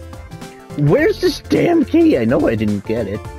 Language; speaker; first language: English; native; English